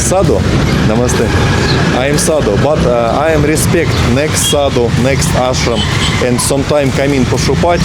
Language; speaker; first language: English; non-native, learner; Russian